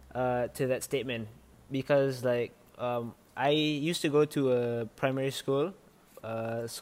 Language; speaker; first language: English; non-native, local second language; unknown